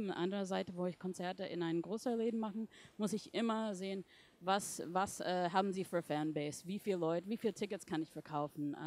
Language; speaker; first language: German; non-native, fluent; English